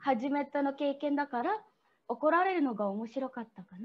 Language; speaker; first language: Japanese; non-native, learner; Indonesian